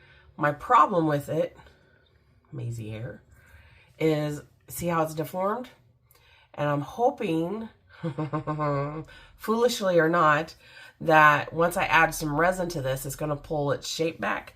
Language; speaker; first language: English; native; English